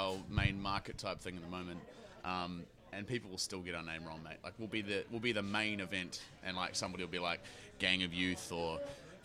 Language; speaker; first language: English; native; English